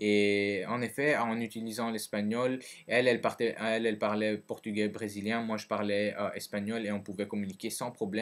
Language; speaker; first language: French; early bilingual, other home language; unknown